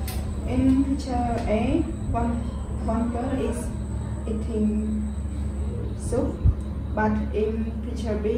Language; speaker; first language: English; non-native, learner; Khmer